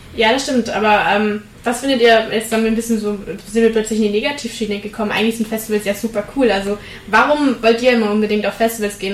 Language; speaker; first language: German; native; German